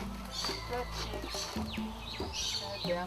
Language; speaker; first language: Japanese; non-native, learner; English